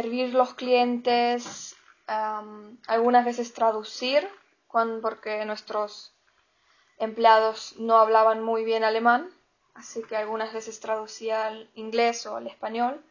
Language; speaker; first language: Spanish; non-native, learner; German